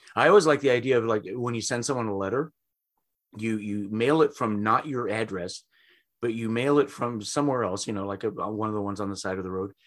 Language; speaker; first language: English; native; English